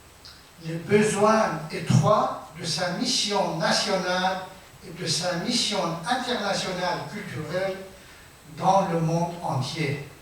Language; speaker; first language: French; non-native, fluent; Persian